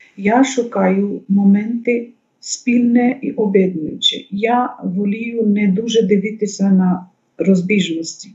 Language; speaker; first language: Ukrainian; non-native, fluent; Bangla